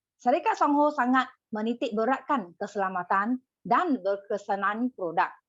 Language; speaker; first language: Malay; non-native, local second language; Min Nan Chinese